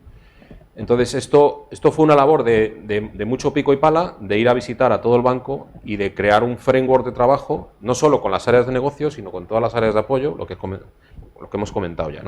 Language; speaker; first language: Spanish; native; Spanish